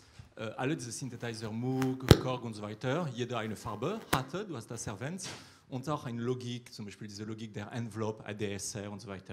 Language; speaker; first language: German; non-native, fluent; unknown